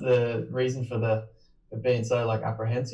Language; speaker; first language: English; native; English